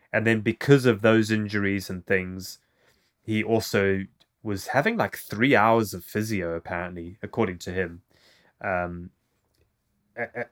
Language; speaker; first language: English; native; English